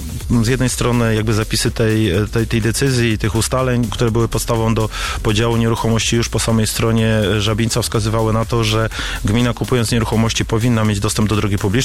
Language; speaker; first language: Polish; native; Polish